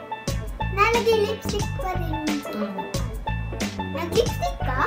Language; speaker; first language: Filipino; non-native, local second language; Cebuano